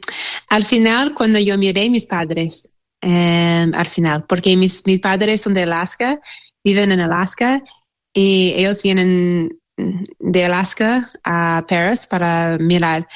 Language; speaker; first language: Spanish; non-native, learner; English